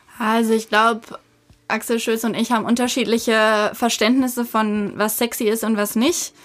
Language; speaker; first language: German; native; German